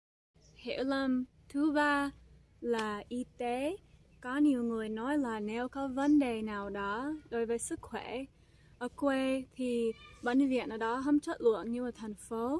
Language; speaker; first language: Vietnamese; non-native, fluent; English